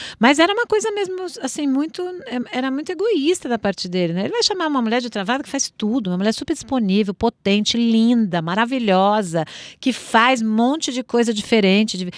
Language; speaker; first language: Portuguese; native; Portuguese